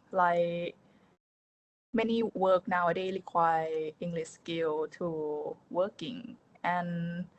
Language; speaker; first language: English; non-native, learner; Thai